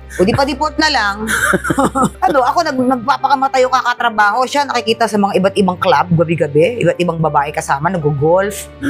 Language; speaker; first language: Filipino; native; Filipino